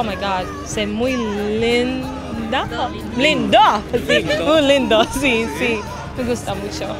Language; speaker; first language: Spanish; non-native, learner; English